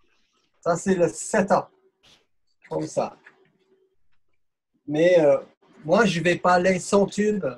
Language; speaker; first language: French; non-native, fluent; English